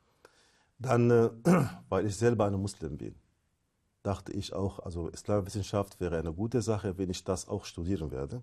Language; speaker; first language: German; non-native, fluent; Arabic